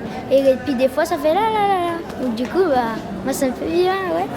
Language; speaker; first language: French; native; French